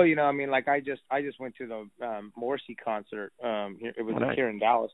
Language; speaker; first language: English; native; English